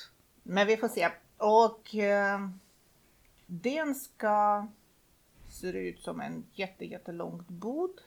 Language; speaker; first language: Swedish; non-native, fluent; Russian